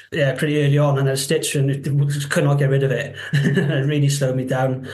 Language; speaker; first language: English; native; English